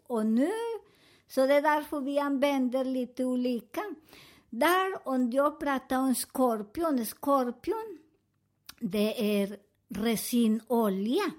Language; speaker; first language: Swedish; non-native, learner; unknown